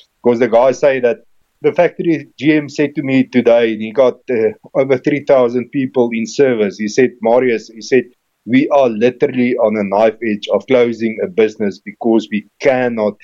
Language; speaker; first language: English; non-native, local second language; Afrikaans